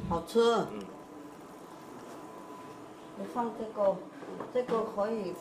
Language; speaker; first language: Chinese; non-native, local second language; Min Nan Chinese